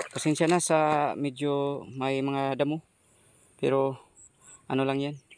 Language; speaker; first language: Filipino; non-native, local second language; Cebuano